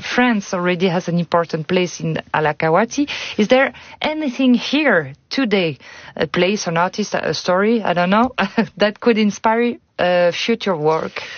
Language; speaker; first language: English; non-native, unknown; French